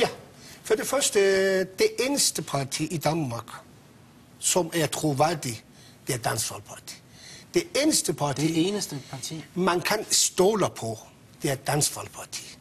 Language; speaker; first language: Danish; non-native, local second language; Persian